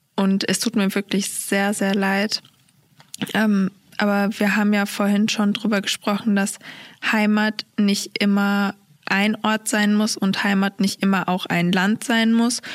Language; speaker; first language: German; early bilingual, other home language; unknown